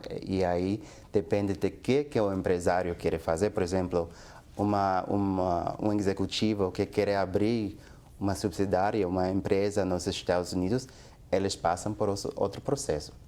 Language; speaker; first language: Portuguese; non-native, fluent; English